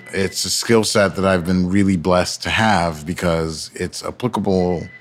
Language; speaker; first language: English; early bilingual, other home language; Yoruba